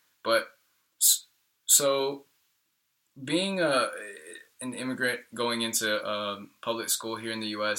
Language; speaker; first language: English; early bilingual, other home language; Spanish